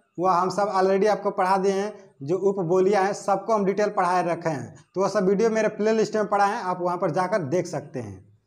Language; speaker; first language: Hindi; native; Hindi